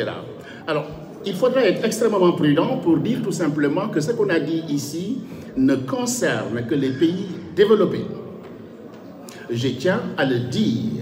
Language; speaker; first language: French; non-native, local second language; Wolof